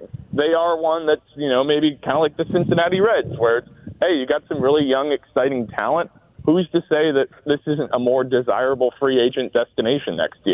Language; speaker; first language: English; native; English